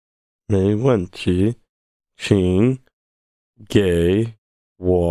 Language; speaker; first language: Chinese; non-native, learner; English